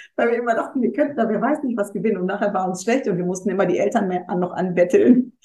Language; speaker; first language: German; native; German